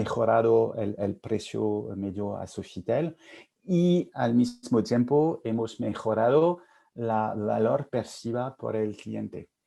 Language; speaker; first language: Spanish; non-native, fluent; French